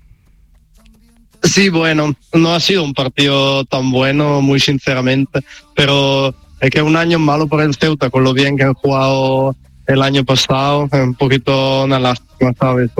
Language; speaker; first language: Spanish; non-native, fluent; Italian